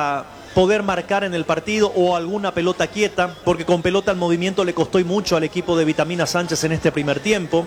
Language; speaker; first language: Spanish; native; Spanish